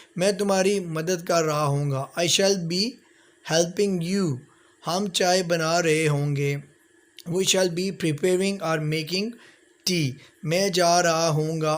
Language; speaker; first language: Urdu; native; Urdu